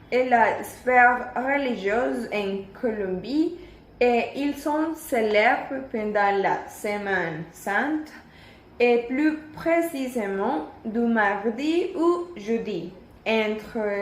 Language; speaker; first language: French; non-native, learner; Spanish